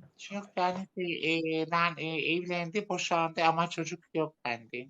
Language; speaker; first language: Turkish; non-native, learner; Arabic